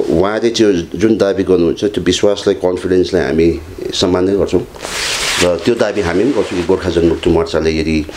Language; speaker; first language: Nepali; native; Nepali